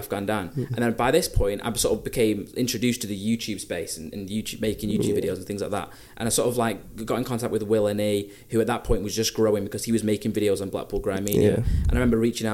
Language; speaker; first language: English; native; English